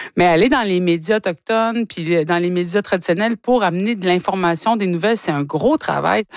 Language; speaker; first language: French; native; French